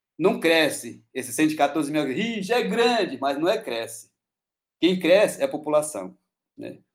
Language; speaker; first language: Portuguese; non-native, local second language; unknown